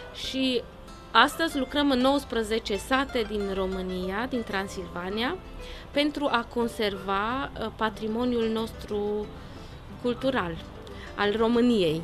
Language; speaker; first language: Romanian; non-native, local second language; German